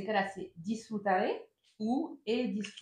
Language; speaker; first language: French; native; French